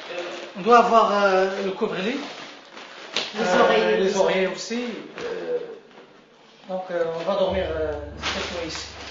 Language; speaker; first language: French; non-native, local second language; Arabic